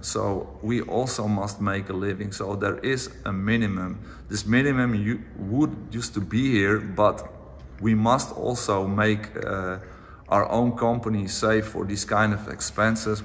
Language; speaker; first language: English; non-native, fluent; Dutch